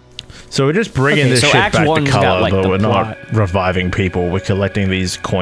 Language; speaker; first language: English; native; English